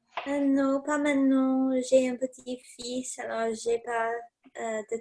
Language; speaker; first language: French; non-native, learner; English